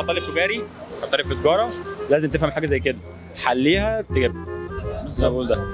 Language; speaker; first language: Arabic; native; Arabic